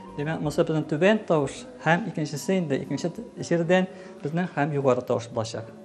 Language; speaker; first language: Tatar; native; Tatar